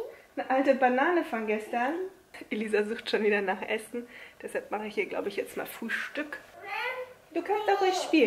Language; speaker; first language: German; native; German